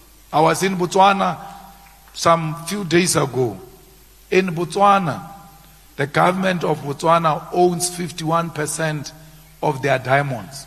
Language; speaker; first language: English; non-native, local second language; Northern Sotho